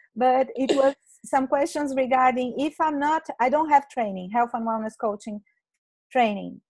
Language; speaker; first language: English; non-native, fluent; Portuguese